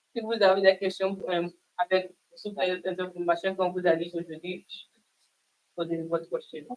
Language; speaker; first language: French; non-native, learner; English